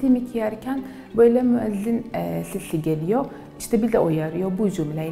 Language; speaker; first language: Turkish; non-native, fluent; Arabic